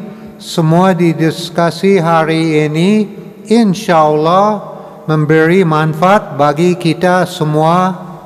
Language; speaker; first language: Indonesian; non-native, learner; English